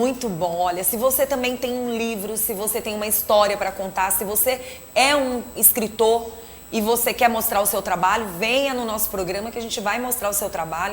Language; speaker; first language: Portuguese; native; Portuguese